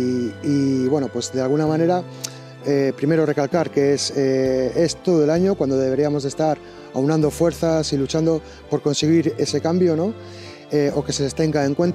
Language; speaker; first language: Spanish; native; Spanish